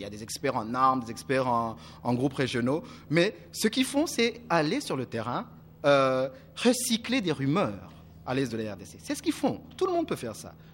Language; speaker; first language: French; non-native, local second language; Kinyarwanda